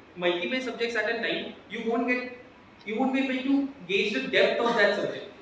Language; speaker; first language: English; non-native, local second language; Marathi